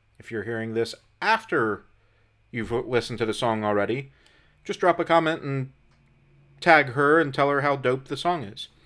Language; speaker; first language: English; native; English